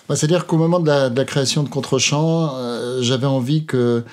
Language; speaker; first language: French; native; French